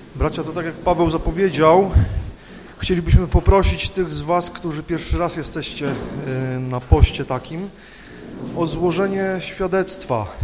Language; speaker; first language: Polish; non-native, local second language; Kashubian